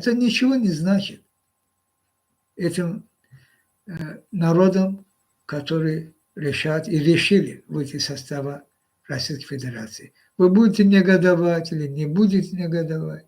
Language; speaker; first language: Russian; non-native, local second language; Azerbaijani